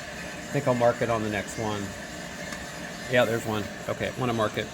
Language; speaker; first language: English; native; English